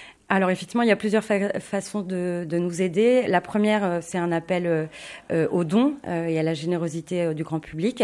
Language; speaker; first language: French; native; French